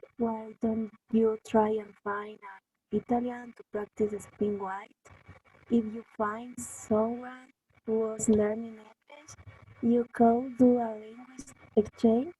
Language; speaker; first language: English; non-native, learner; Spanish